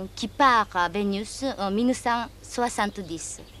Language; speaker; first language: French; non-native, fluent; Japanese